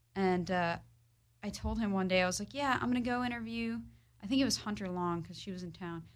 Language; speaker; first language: English; early bilingual, other home language; Polish